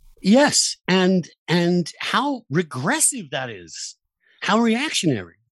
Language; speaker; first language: English; native; English